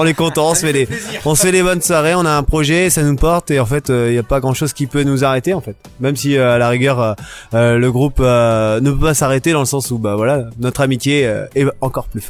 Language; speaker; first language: French; native; French